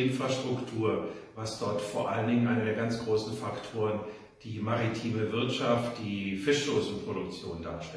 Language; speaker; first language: German; native; German